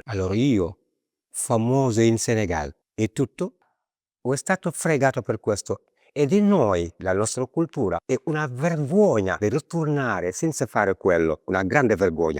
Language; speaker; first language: Italian; non-native, learner; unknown